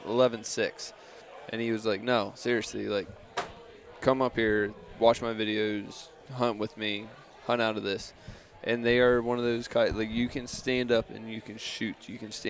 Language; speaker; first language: English; native; English